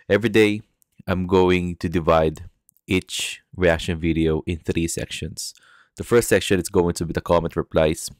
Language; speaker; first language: English; non-native, local second language; Filipino